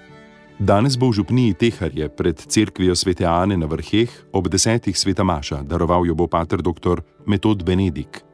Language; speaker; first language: Slovenian; native; Slovenian